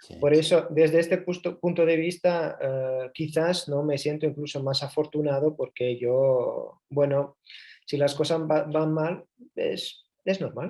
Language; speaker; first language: Spanish; early bilingual, heritage; Spanish